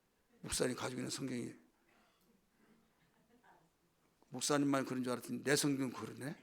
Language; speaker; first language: Korean; native; Korean